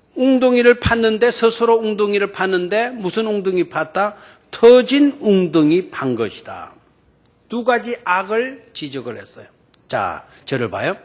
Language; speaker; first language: Korean; native; Korean